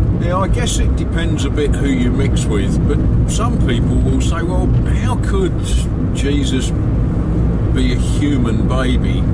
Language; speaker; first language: English; native; English